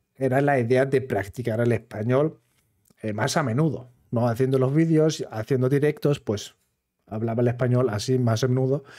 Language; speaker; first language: Spanish; non-native, fluent; German